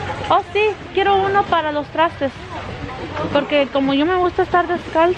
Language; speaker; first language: Spanish; early bilingual, heritage; Spanish